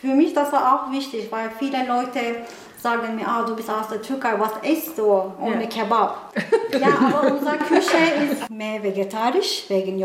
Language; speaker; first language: German; non-native, learner; Turkish